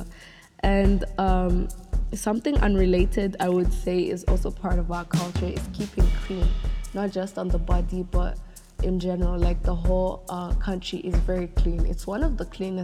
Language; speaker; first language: English; non-native, local second language; Kinyarwanda